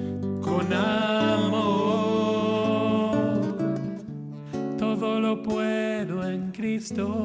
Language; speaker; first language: Spanish; native; Spanish